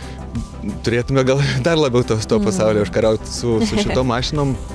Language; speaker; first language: Lithuanian; native; Lithuanian